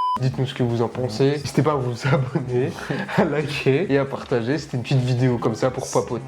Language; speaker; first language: French; native; French